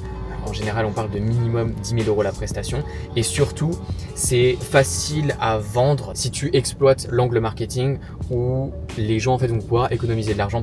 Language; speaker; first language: French; native; French